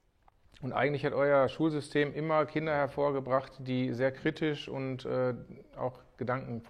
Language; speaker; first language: German; native; German